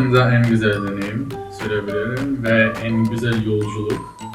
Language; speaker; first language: Turkish; non-native, fluent; Macedonian